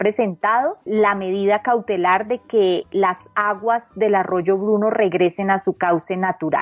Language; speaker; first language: Spanish; native; Spanish